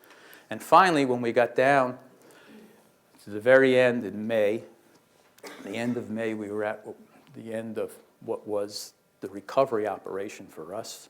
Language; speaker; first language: English; native; English